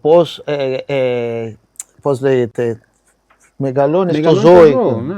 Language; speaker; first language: Greek; non-native, fluent; Portuguese